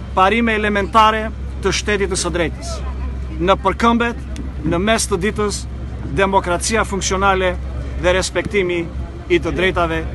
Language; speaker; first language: Albanian; non-native, local second language; Greek